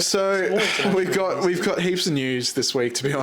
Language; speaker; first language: English; native; English